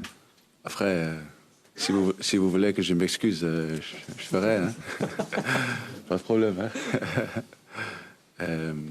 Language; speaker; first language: French; early bilingual, heritage; Danish